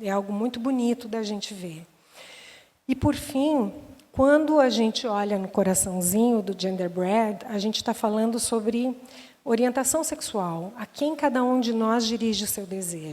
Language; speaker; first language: Portuguese; native; Portuguese